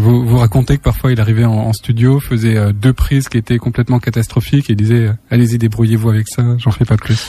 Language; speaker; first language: French; native; French